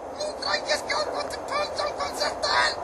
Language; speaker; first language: Danish; non-native, learner; Norwegian